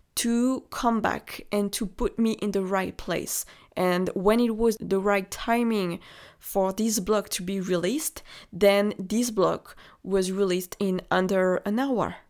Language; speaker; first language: English; non-native, fluent; French